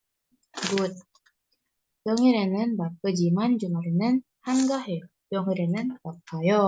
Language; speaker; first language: Korean; non-native, fluent; Indonesian